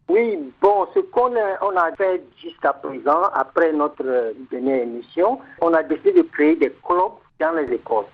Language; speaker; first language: French; non-native, fluent; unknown